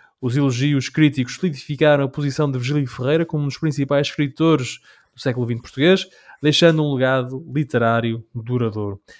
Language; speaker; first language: Portuguese; early bilingual, heritage; Portuguese